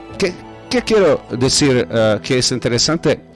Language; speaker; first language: Spanish; non-native, learner; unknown